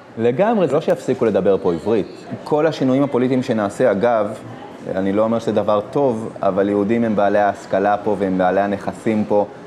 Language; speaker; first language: Hebrew; native; Hebrew